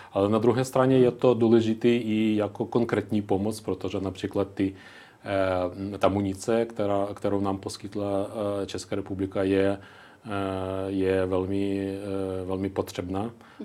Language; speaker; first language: Czech; non-native, local second language; Ukrainian